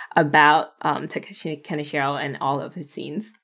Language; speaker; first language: English; early bilingual, other home language; Cantonese